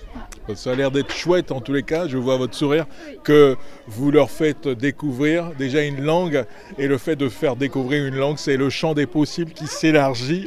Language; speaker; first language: French; native; French